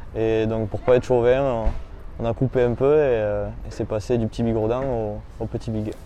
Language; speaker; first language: French; native; French